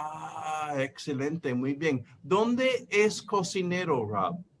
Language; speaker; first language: Spanish; non-native, fluent; English